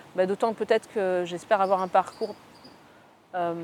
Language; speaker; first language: French; native; French